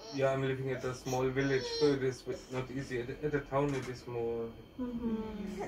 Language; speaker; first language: English; non-native, learner; German